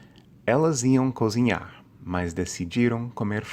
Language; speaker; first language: Portuguese; non-native, fluent; English